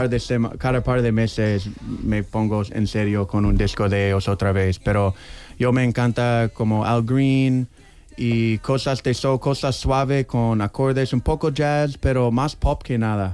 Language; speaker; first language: Spanish; non-native, learner; English